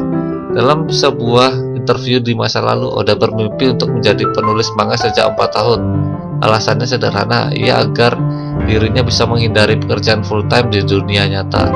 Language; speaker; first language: Indonesian; native; Indonesian